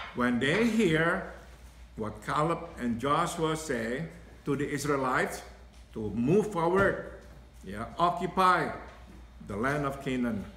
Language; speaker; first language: English; non-native, fluent; Indonesian